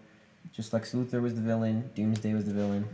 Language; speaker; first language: English; native; English